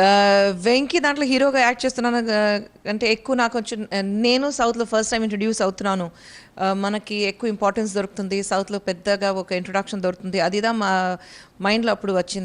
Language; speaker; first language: Telugu; non-native, local second language; Hindi